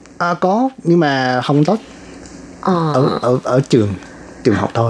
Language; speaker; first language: Vietnamese; non-native, learner; English